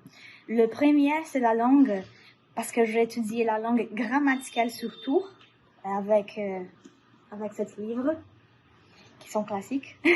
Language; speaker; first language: French; non-native, learner; Portuguese